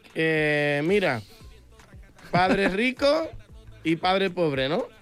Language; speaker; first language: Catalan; early bilingual, other home language; Spanish